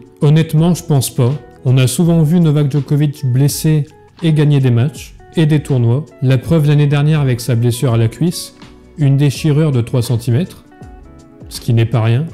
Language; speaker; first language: French; native; French